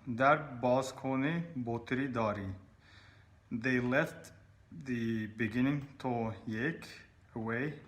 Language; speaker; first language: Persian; non-native, learner; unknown